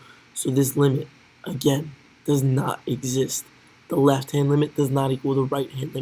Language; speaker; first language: English; native; English